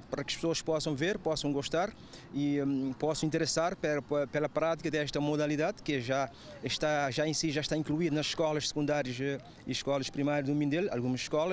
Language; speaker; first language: Portuguese; non-native, local second language; Kabuverdianu